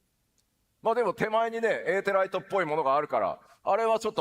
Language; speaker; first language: Japanese; native; Japanese